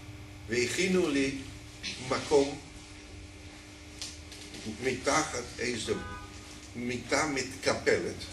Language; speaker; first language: Hebrew; non-native, fluent; Dutch